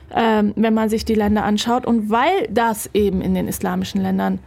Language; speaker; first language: German; early bilingual, other home language; Turkish